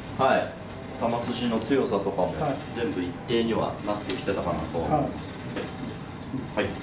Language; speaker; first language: Japanese; native; Japanese